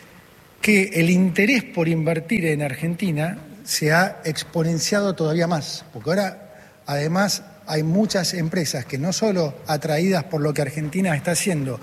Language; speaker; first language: Spanish; native; Spanish